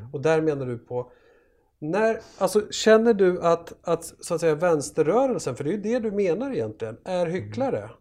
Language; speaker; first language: Swedish; native; Swedish